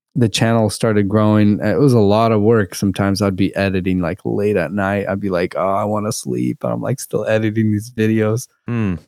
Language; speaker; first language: English; early bilingual, other home language; Russian